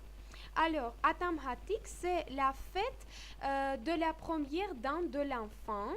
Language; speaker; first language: French; non-native, fluent; Armenian